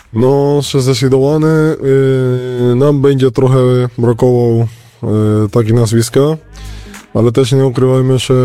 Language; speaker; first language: Polish; non-native, learner; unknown